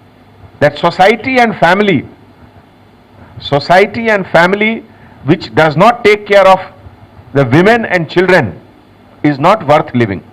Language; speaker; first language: Telugu; non-native, local second language; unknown